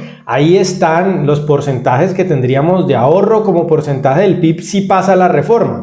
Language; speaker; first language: Spanish; native; Spanish